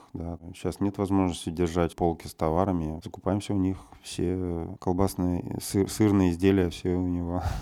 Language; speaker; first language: Russian; native; Russian